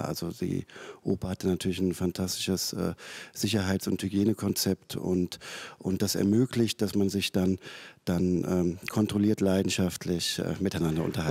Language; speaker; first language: German; native; German